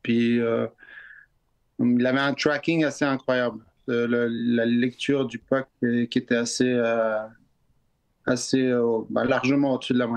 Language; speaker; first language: French; native; French